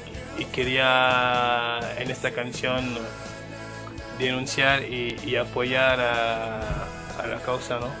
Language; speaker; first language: Spanish; non-native, fluent; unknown